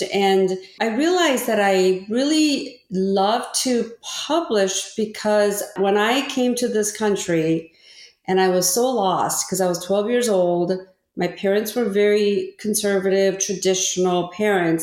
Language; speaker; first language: English; early bilingual, other home language; Korean